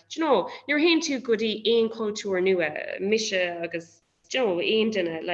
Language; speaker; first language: Irish; non-native, local second language; English